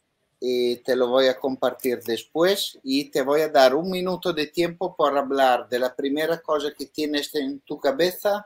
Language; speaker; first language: Spanish; non-native, fluent; Italian